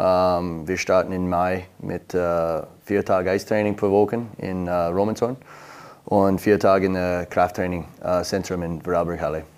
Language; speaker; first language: German; non-native, learner; English